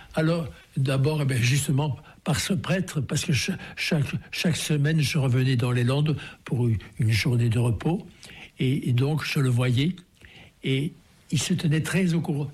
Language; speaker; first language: French; native; French